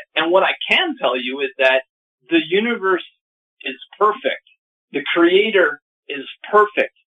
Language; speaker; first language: English; native; English